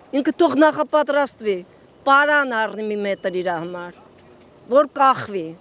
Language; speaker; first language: Armenian; native; Armenian